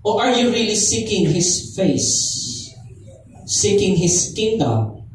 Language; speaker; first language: English; non-native, local second language; Filipino